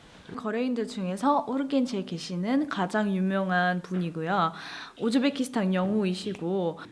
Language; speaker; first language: Korean; non-native, fluent; Russian